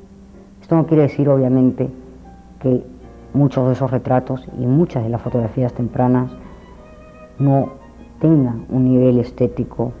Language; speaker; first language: Spanish; native; Spanish